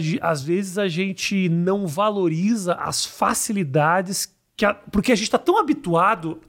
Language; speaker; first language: Portuguese; native; Portuguese